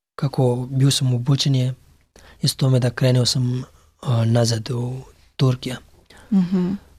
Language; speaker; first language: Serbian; non-native, learner; Pashto